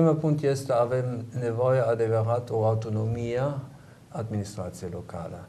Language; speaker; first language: Romanian; non-native, learner; German